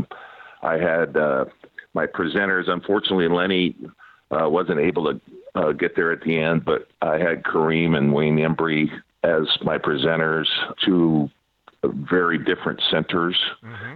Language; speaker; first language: English; native; English